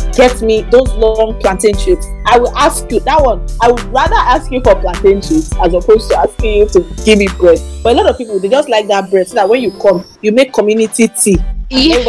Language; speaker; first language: English; non-native, local second language; Yoruba